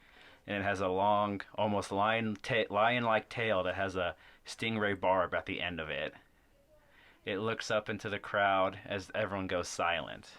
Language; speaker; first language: English; native; English